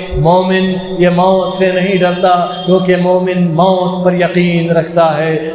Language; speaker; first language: Urdu; native; Urdu